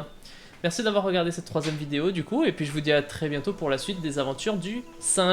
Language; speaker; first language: French; native; French